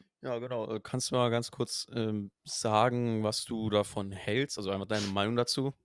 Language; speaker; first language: German; native; German